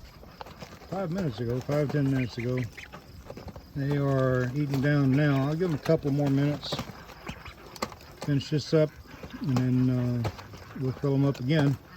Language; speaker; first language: English; native; English